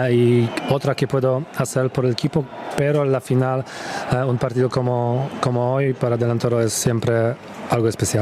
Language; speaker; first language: Spanish; non-native, fluent; Polish